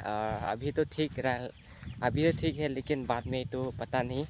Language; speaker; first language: Hindi; non-native, local second language; Karbi